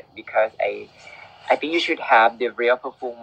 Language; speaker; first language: English; non-native, fluent; Thai